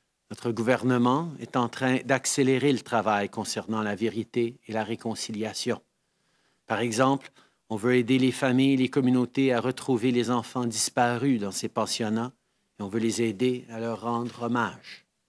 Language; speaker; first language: French; native; French